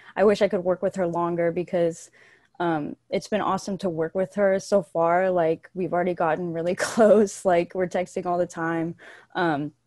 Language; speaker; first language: English; native; English